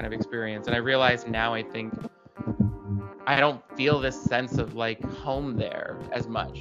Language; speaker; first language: English; native; English